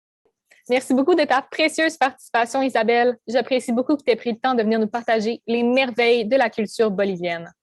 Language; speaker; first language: French; native; French